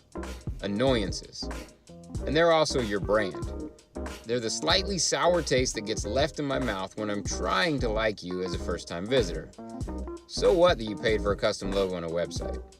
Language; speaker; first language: English; native; English